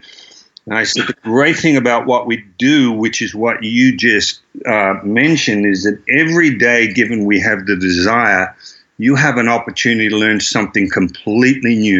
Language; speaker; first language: English; native; English